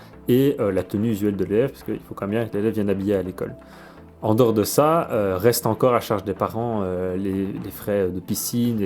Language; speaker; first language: French; native; French